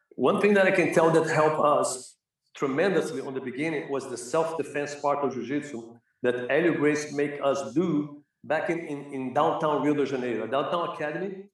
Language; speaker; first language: English; non-native, fluent; Portuguese